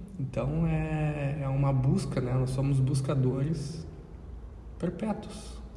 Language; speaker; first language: Portuguese; native; Portuguese